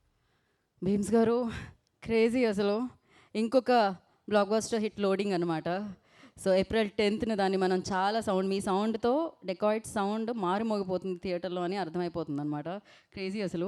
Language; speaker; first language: Telugu; native; Telugu